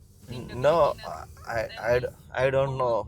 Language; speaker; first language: English; non-native, learner; Telugu